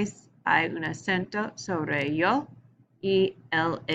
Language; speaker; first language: Spanish; non-native, learner; English